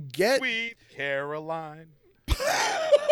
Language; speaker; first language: English; native; English